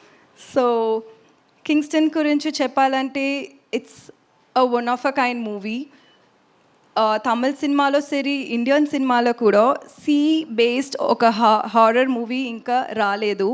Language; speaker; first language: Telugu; non-native, learner; Tamil